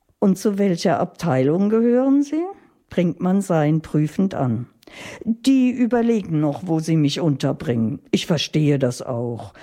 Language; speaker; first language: German; native; German